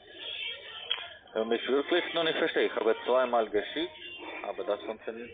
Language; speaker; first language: German; non-native, learner; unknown